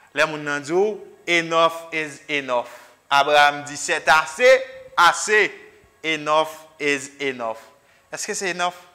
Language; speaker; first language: English; non-native, fluent; Haitian Creole